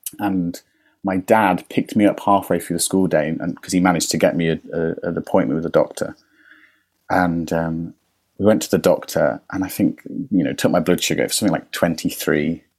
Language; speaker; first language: English; native; English